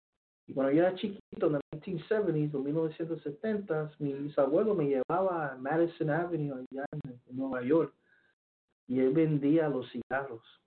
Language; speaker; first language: Spanish; early bilingual, heritage; Spanish